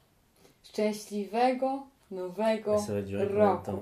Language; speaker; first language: Polish; non-native, learner; French